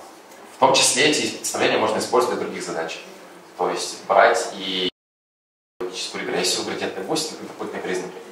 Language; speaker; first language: Russian; native; Russian